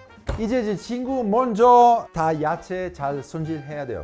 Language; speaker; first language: Korean; non-native, fluent; Italian